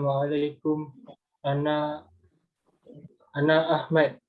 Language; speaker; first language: Arabic; non-native, learner; Malay